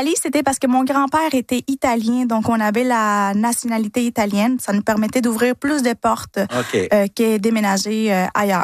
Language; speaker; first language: French; non-native, fluent; Spanish